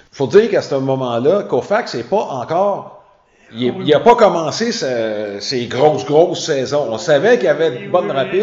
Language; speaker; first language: French; native; French